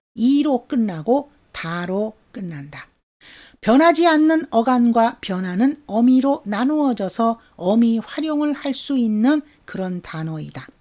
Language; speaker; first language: Korean; native; Korean